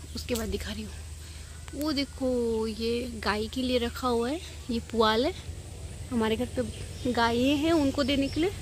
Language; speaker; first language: Hindi; non-native, local second language; Nepali